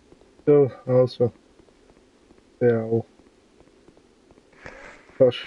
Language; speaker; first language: German; native; German